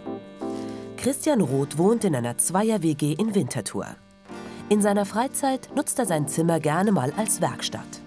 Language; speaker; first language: German; native; German